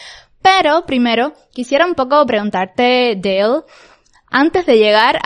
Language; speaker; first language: Spanish; native; Spanish